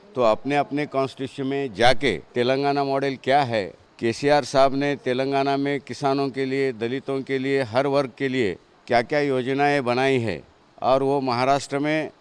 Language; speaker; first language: Hindi; non-native, local second language; Marathi